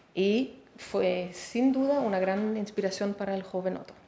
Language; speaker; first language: Spanish; non-native, fluent; Danish